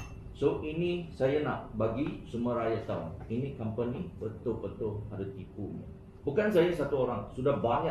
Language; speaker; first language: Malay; non-native, local second language; Chinese